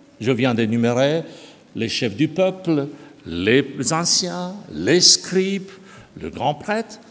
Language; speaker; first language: French; non-native, fluent; Romanian